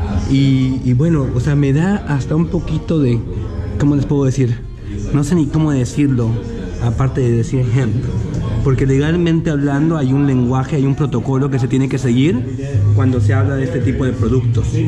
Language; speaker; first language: Spanish; native; Spanish